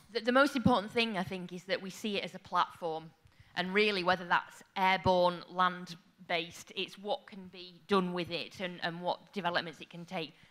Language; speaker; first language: English; native; English